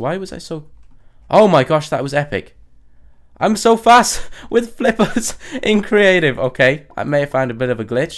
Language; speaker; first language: English; native; English